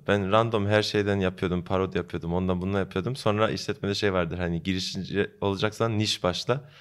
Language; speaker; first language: Turkish; early bilingual, heritage; Turkish